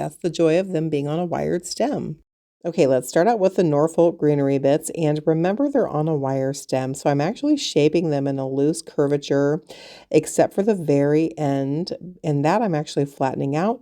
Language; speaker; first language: English; native; English